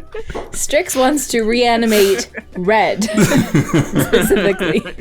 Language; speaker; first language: English; native; English